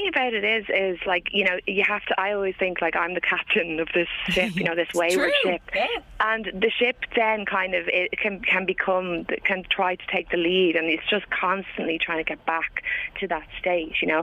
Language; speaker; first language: English; native; English